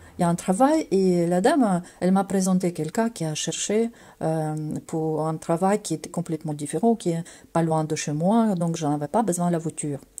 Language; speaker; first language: French; non-native, fluent; Russian